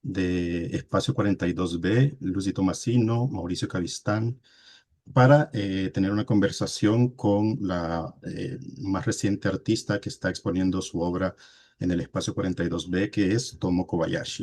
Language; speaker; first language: Spanish; native; Spanish